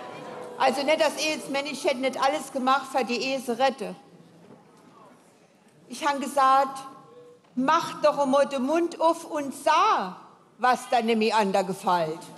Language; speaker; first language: German; native; German